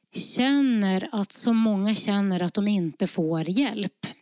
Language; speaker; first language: Swedish; early bilingual, other home language; Norwegian